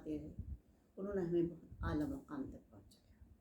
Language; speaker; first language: Urdu; native; Urdu